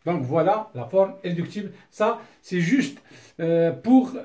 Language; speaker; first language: French; non-native, local second language; Arabic